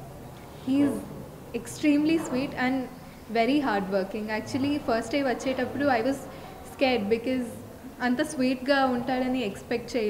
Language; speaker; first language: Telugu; non-native, local second language; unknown